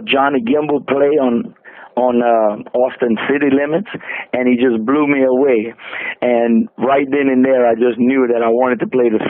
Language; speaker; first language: English; native; English